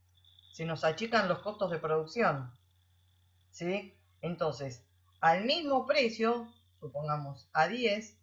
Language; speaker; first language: Spanish; native; Spanish